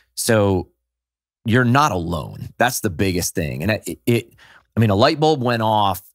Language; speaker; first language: English; native; English